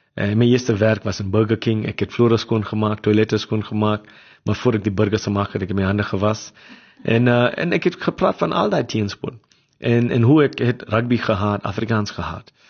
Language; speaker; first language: Afrikaans; non-native, local second language; English